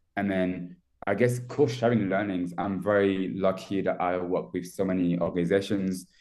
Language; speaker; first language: English; non-native, fluent; French